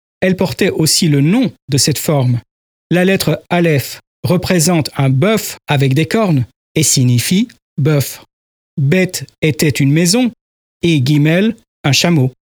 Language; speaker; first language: French; native; French